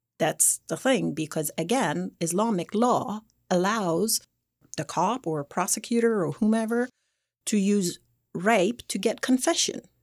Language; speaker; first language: English; non-native, fluent; Persian